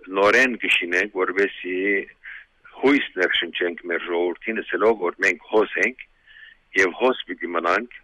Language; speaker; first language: Armenian; early bilingual, heritage; Armenian